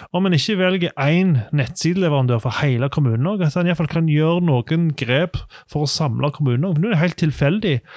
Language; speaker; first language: Norwegian; native; Norwegian